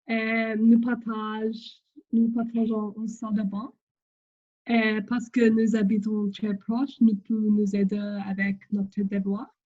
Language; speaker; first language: French; non-native, learner; English